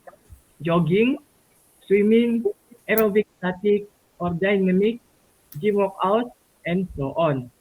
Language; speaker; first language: English; non-native, local second language; Malay